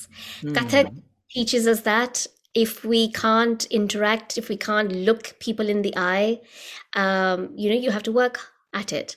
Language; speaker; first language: English; native; English